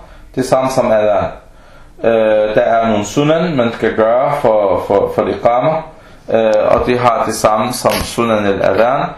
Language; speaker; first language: Danish; early bilingual, other home language; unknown